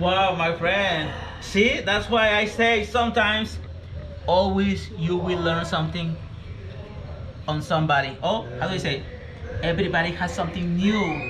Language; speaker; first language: English; non-native, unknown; Spanish